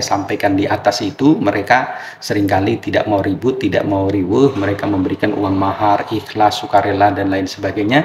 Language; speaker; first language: Indonesian; native; Indonesian